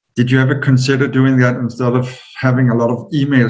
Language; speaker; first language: English; non-native, fluent; Danish